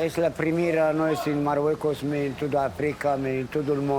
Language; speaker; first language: Spanish; non-native, fluent; Arabic